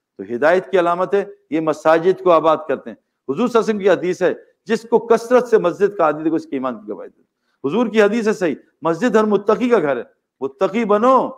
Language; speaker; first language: Urdu; native; Urdu